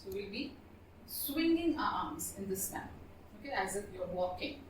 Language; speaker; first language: English; non-native, local second language; Marathi